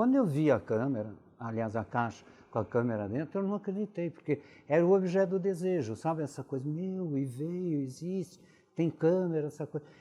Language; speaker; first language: Portuguese; early bilingual, other home language; Italian